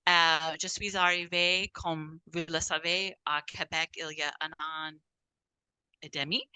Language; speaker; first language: French; non-native, fluent; English